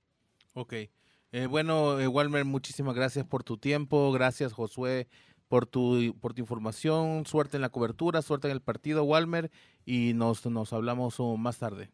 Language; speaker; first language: Spanish; native; Spanish